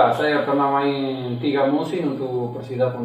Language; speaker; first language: Indonesian; non-native, fluent; Spanish